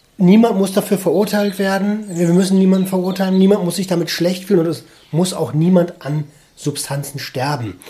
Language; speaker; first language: German; native; German